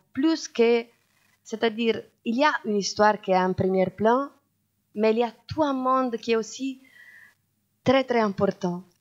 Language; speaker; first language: French; non-native, fluent; Italian